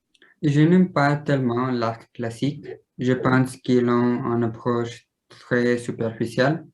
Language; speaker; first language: French; non-native, learner; Spanish